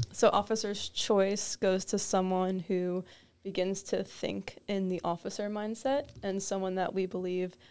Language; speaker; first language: English; native; English